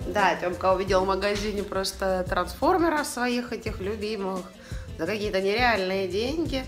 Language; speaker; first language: Russian; native; Russian